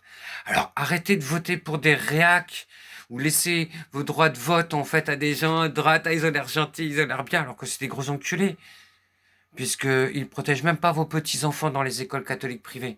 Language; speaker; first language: French; native; French